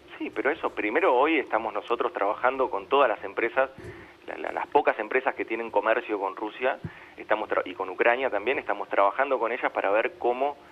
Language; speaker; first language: Spanish; native; Spanish